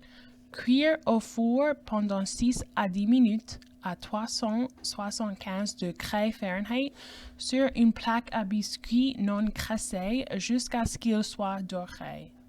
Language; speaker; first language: French; non-native, fluent; English